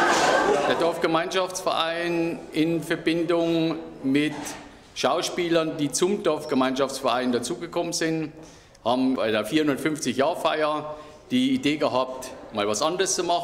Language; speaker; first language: German; native; German